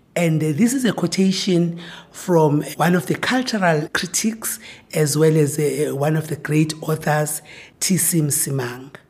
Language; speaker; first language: English; non-native, local second language; Zulu